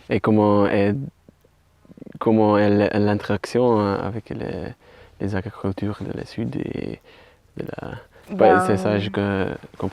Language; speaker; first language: French; non-native, learner; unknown